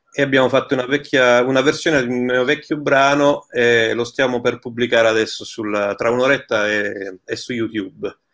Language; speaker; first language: Italian; early bilingual, heritage; Italian